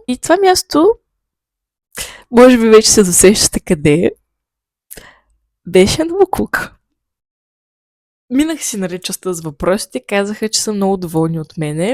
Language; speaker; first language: Bulgarian; native; Bulgarian